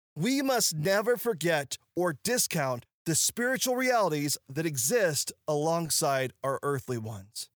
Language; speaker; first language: English; native; English